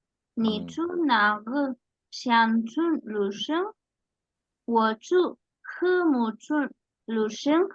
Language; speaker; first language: Chinese; non-native, learner; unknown